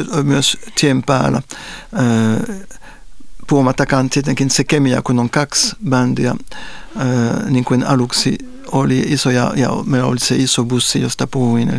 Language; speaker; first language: Finnish; non-native, fluent; French